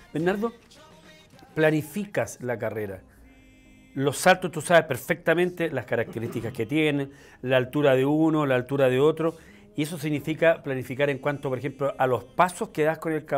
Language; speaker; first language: Spanish; native; Spanish